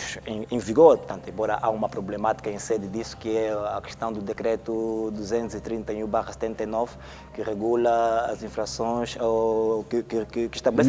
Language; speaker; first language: Portuguese; native; Portuguese